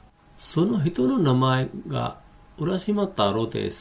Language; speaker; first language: Japanese; non-native, fluent; Hindi